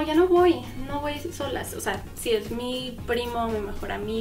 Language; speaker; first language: Spanish; native; Spanish